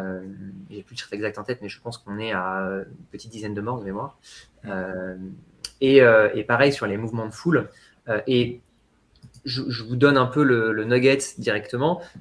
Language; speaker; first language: French; native; French